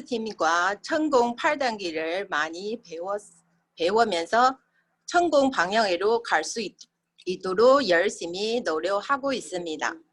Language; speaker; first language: Korean; non-native, learner; Chinese